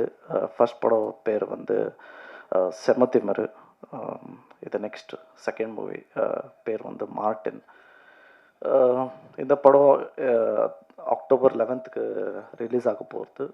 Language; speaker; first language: Tamil; non-native, learner; Kannada